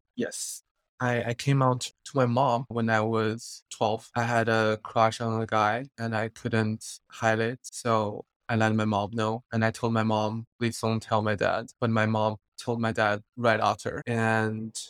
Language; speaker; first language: English; non-native, fluent; Chinese